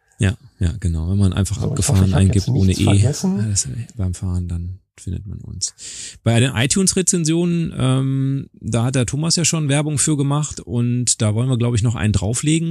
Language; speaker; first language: German; native; German